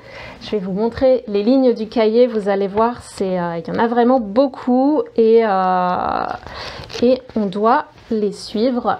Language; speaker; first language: French; native; French